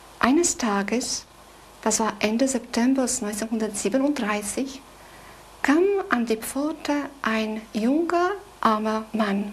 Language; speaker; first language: German; non-native, fluent; Polish